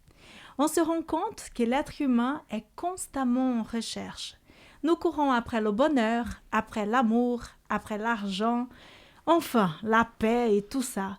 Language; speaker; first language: French; native; French